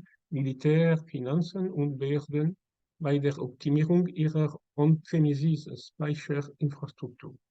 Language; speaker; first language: German; non-native, learner; French